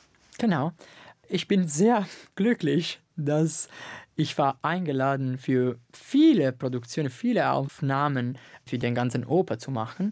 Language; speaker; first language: German; non-native, fluent; Italian